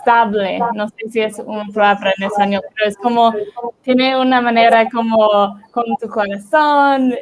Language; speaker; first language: Spanish; non-native, learner; English